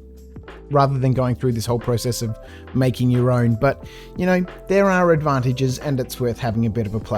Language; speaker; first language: English; native; English